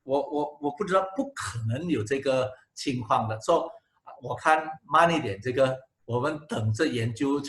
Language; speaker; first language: Chinese; non-native, local second language; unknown